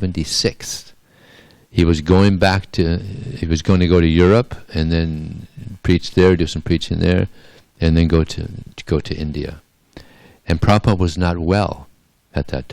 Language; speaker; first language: English; native; English